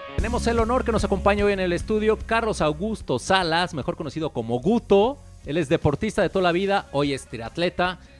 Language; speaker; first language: Spanish; native; Spanish